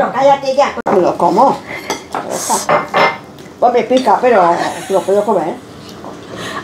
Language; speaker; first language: Spanish; native; Spanish